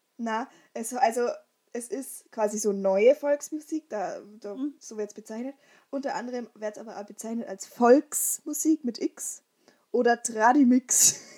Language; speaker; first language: German; native; German